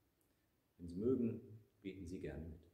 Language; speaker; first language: German; native; German